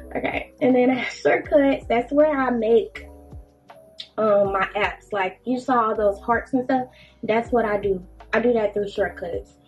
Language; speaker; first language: English; native; English